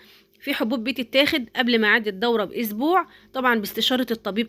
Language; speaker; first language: Arabic; native; Arabic